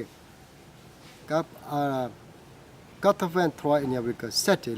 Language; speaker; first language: French; non-native, fluent; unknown